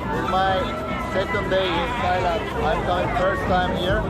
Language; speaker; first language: English; non-native, learner; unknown